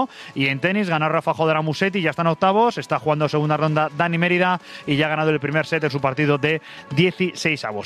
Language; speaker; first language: Spanish; native; Spanish